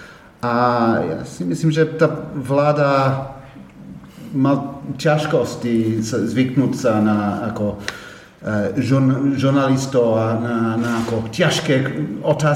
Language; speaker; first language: Slovak; non-native, fluent; English